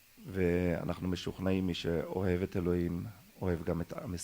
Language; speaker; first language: Hebrew; early bilingual, other home language; German